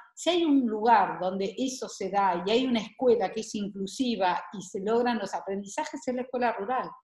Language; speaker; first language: Spanish; native; Spanish